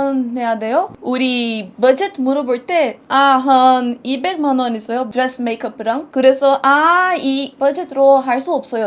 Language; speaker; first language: Korean; non-native, learner; Portuguese